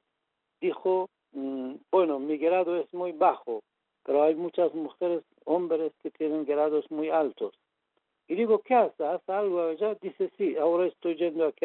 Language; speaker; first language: Spanish; non-native, fluent; Persian